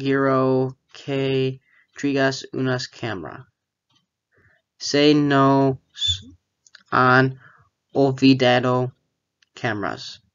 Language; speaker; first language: Spanish; non-native, learner; English